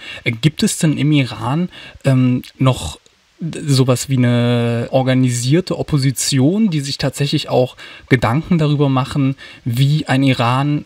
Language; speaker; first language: German; native; German